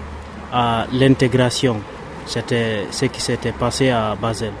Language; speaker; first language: French; non-native, local second language; Fula